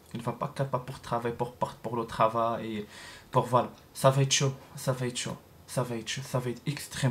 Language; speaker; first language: French; non-native, learner; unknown